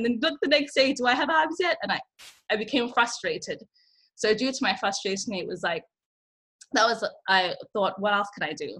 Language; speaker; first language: English; early bilingual, other home language; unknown